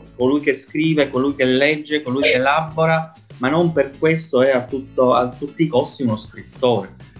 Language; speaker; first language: Italian; native; Italian